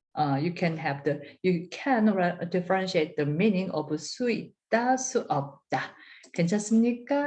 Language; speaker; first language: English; non-native, fluent; Korean